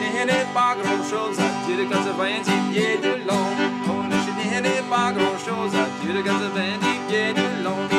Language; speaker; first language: French; native; French